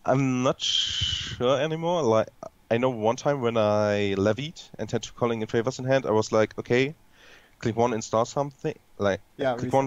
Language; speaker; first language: English; non-native, fluent; German